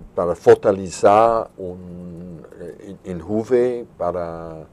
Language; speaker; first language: Spanish; non-native, fluent; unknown